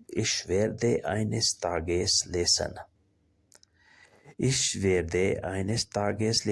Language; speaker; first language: German; non-native, fluent; Urdu